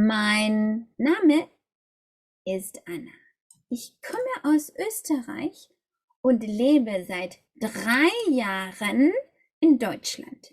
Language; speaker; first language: German; non-native, fluent; English